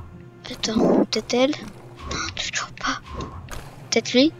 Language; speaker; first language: French; native; French